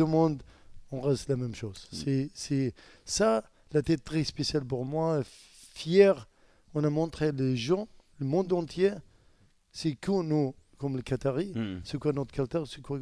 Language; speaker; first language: French; non-native, learner; Arabic